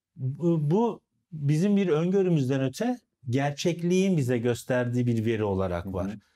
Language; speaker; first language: Turkish; native; Turkish